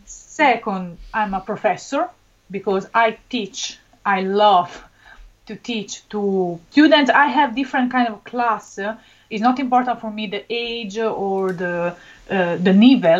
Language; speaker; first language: English; non-native, learner; Italian